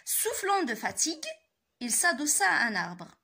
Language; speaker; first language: French; non-native, local second language; Arabic